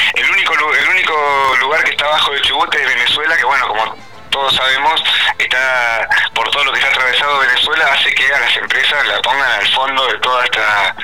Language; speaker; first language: Spanish; native; Spanish